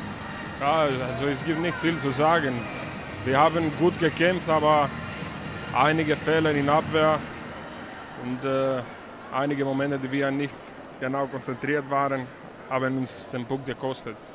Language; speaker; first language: German; non-native, fluent; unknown